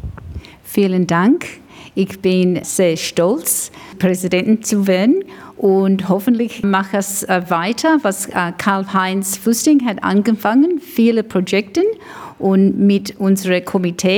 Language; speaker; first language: German; early bilingual, heritage; English